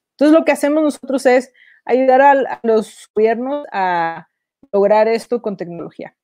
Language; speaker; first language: Spanish; native; Spanish